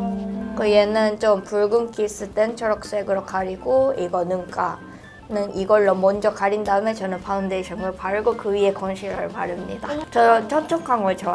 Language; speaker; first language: Korean; non-native, fluent; Japanese